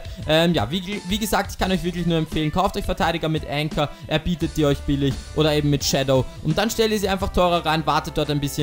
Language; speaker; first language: German; native; German